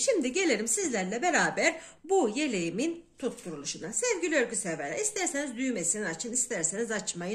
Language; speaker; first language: Turkish; native; Turkish